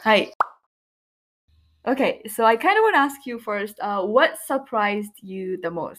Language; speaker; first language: English; non-native, fluent; Japanese